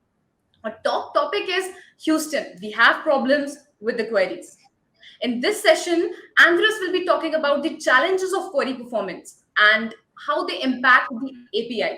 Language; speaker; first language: English; non-native, local second language; Hindi